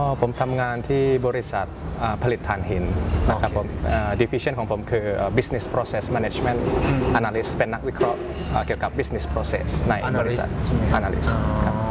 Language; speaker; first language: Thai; early bilingual, other home language; Indonesian